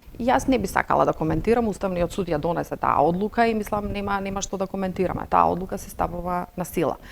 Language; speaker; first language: Macedonian; non-native, local second language; Bosnian